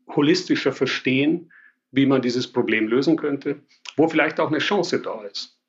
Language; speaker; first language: German; native; German